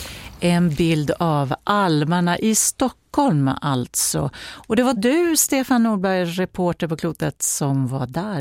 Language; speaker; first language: Swedish; native; Swedish